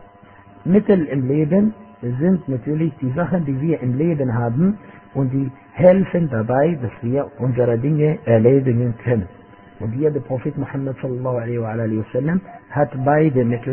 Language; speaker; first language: German; non-native, fluent; Arabic